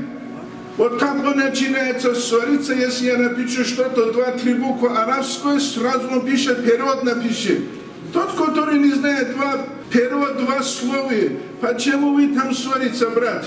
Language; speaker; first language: Russian; non-native, local second language; Avaric